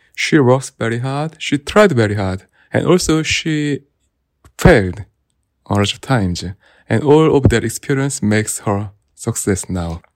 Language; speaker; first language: English; non-native, learner; Korean